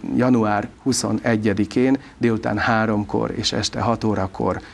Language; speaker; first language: Hungarian; non-native, local second language; Serbian